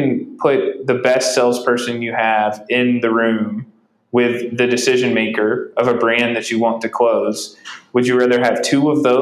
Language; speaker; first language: English; native; English